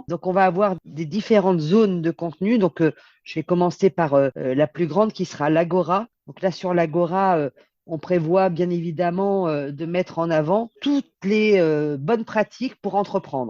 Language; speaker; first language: French; native; French